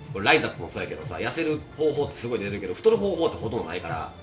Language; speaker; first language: Japanese; native; Japanese